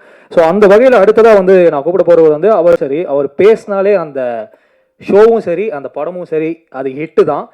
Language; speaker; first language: Tamil; native; Tamil